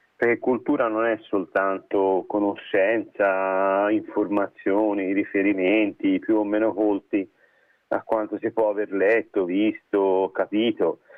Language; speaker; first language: Italian; native; Italian